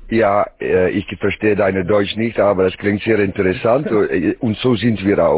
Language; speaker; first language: German; non-native, learner; Dutch